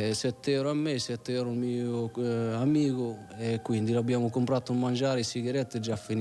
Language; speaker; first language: Italian; non-native, learner; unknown